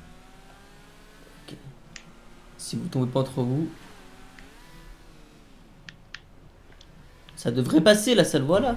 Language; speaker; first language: French; native; French